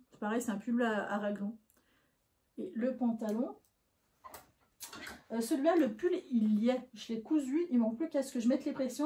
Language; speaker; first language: French; native; French